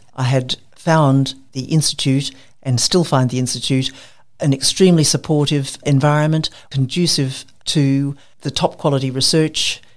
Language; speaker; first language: English; native; English